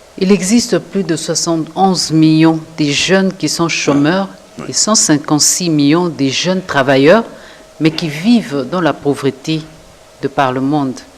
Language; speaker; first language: French; non-native, local second language; Lingala